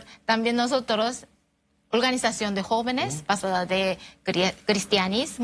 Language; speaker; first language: Spanish; non-native, learner; Korean